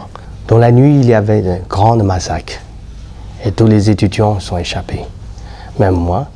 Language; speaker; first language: French; non-native, learner; Chinese